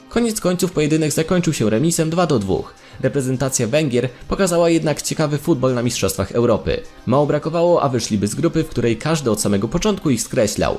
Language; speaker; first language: Polish; native; Polish